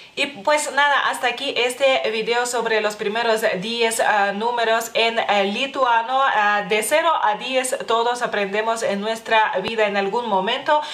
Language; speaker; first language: Spanish; non-native, fluent; Lithuanian